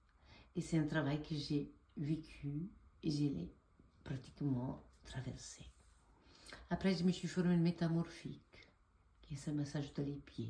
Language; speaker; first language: French; non-native, fluent; Italian